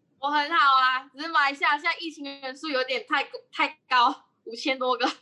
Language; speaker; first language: Chinese; native; Chinese